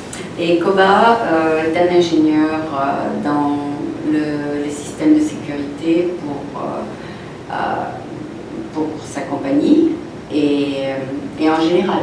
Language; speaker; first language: French; non-native, fluent; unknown